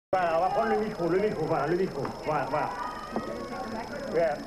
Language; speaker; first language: French; native; French